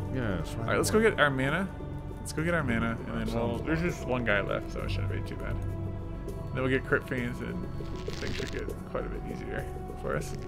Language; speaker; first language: English; native; English